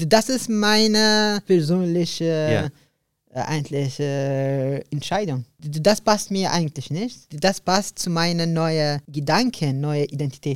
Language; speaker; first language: German; non-native, learner; Arabic